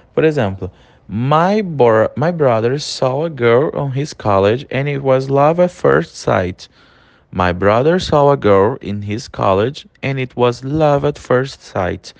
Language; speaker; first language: English; non-native, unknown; Portuguese